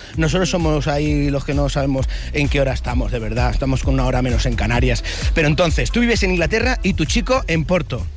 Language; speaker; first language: Spanish; native; Spanish